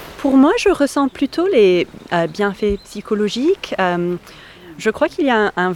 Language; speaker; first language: French; non-native, fluent; English